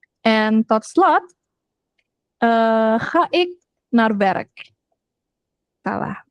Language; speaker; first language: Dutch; non-native, fluent; Indonesian